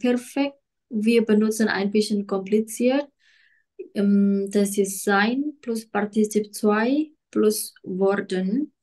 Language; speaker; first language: German; non-native, learner; Indonesian